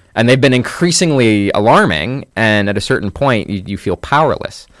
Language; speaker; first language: English; native; English